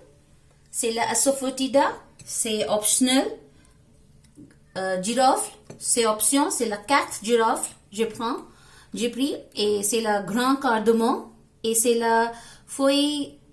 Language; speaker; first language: French; non-native, learner; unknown